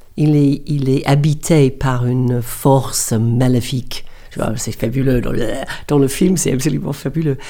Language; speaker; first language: French; non-native, fluent; English